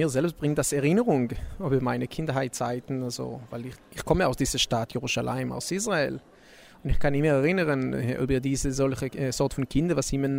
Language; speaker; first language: German; non-native, learner; Hebrew